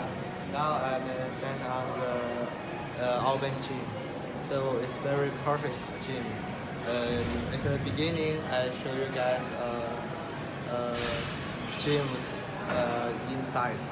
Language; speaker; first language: English; non-native, learner; Chinese